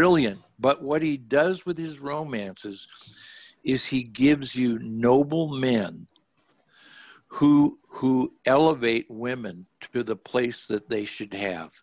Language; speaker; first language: English; native; English